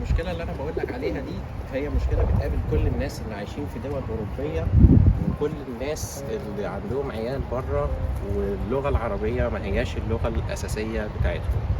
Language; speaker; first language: Arabic; native; Arabic